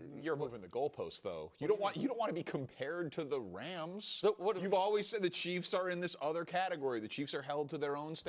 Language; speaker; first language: English; native; English